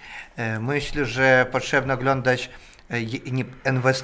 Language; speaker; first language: Polish; non-native, fluent; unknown